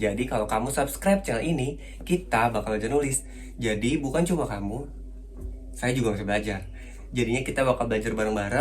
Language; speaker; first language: Indonesian; native; Indonesian